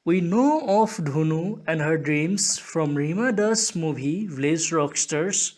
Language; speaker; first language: English; non-native, local second language; Assamese